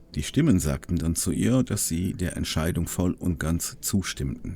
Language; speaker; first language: German; native; German